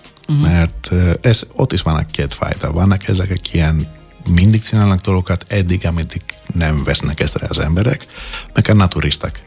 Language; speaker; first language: Hungarian; non-native, fluent; Greek